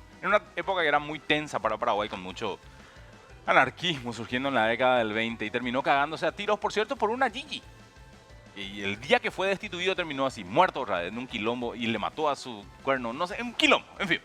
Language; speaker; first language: Spanish; native; Spanish